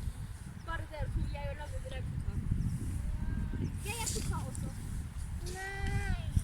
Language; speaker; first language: Norwegian; early bilingual, other home language; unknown